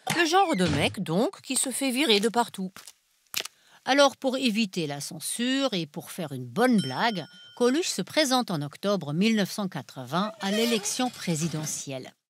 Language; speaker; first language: French; non-native, fluent; German